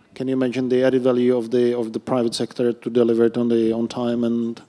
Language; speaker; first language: English; non-native, fluent; Czech